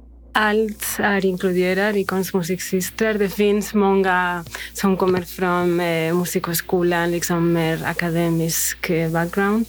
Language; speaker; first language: Swedish; non-native, fluent; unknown